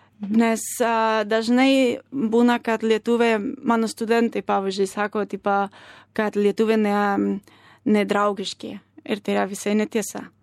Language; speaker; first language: Lithuanian; non-native, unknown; Spanish